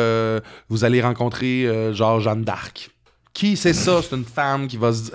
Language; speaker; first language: French; native; French